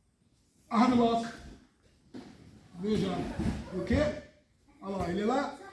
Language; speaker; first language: French; non-native, fluent; Portuguese